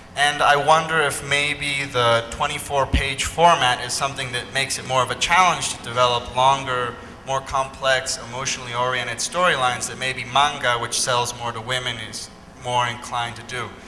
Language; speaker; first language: English; non-native, fluent; Spanish